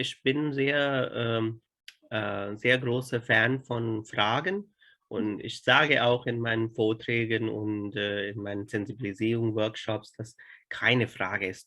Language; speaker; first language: German; non-native, fluent; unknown